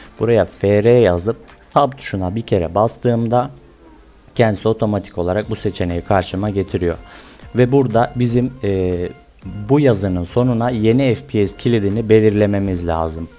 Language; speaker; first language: Turkish; native; Turkish